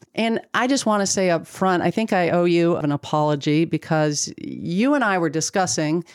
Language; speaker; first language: English; native; English